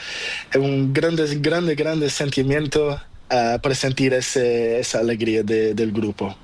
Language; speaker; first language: Spanish; non-native, learner; Portuguese